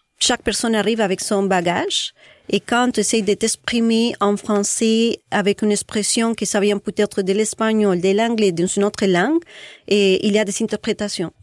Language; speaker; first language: French; non-native, fluent; Spanish